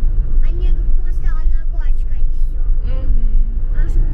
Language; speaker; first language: Russian; early bilingual, heritage; Russian